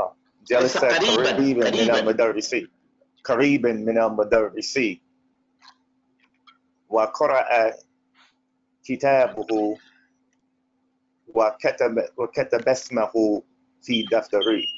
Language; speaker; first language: Arabic; non-native, learner; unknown